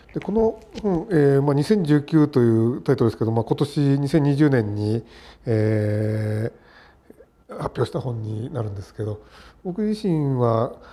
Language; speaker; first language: Japanese; native; Japanese